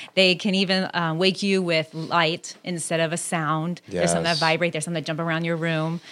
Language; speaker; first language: English; native; English